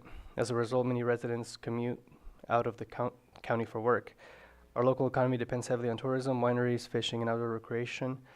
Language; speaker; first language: English; native; English